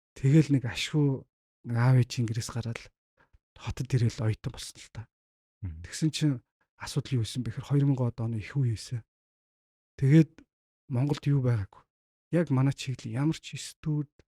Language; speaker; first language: Mongolian; native; Mongolian